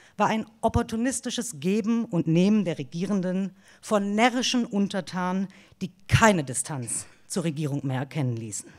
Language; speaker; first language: German; native; German